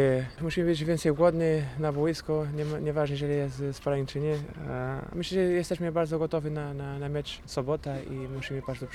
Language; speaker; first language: Polish; non-native, fluent; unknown